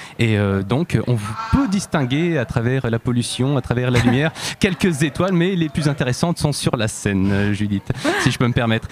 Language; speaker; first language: French; native; French